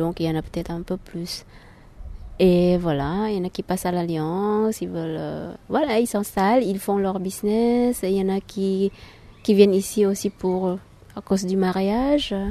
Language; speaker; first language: French; non-native, fluent; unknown